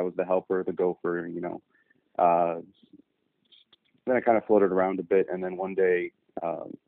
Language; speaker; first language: English; native; English